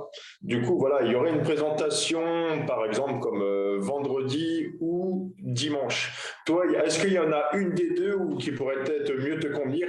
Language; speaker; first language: French; native; French